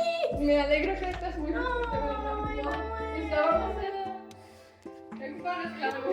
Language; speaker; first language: Spanish; non-native, fluent; German